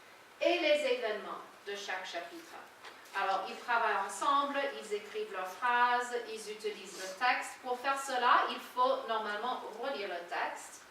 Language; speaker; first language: French; non-native, fluent; English